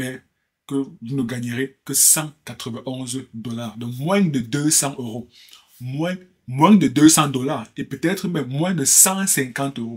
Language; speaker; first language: French; native; French